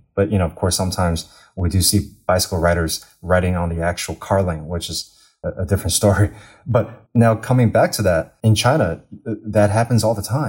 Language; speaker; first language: English; native; English